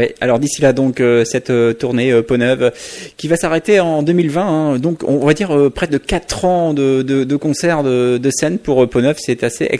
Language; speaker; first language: French; native; French